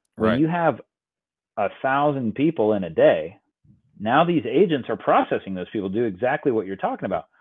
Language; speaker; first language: English; native; English